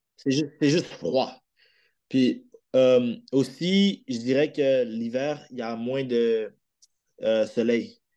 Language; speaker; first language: French; native; French